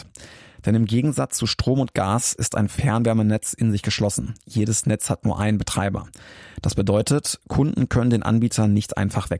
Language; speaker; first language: German; native; German